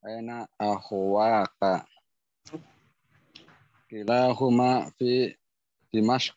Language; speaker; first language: Arabic; non-native, learner; Indonesian